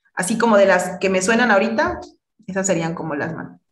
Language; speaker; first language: Spanish; native; Spanish